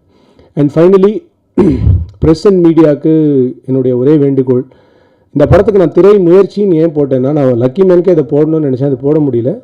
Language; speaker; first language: Tamil; native; Tamil